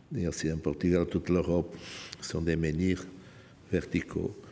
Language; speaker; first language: French; non-native, fluent; Portuguese